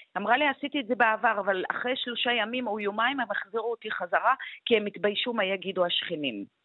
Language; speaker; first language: Hebrew; non-native, local second language; Arabic